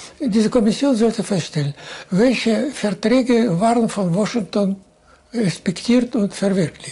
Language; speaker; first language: German; non-native, fluent; Russian